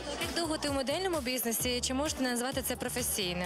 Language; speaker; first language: Russian; non-native, local second language; Ukrainian